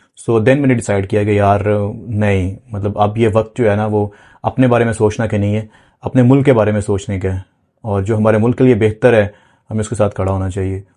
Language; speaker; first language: Urdu; non-native, local second language; Punjabi